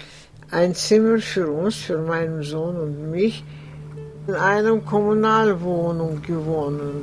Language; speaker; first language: German; non-native, fluent; Russian